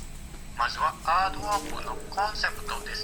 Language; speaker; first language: Japanese; non-native, learner; Indonesian